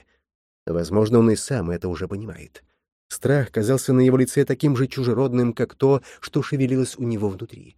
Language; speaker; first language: Russian; native; Russian